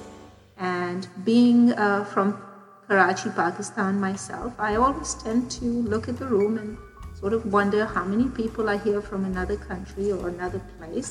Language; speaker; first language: English; non-native, local second language; Urdu